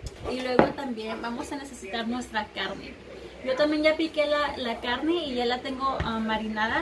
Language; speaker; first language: Spanish; early bilingual, heritage; Spanish